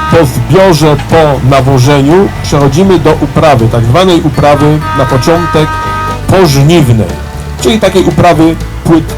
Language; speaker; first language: Polish; native; Polish